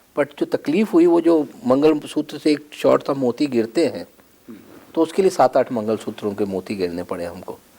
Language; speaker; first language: Hindi; native; Hindi